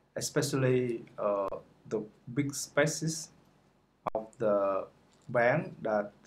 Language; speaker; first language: English; non-native, fluent; Khmer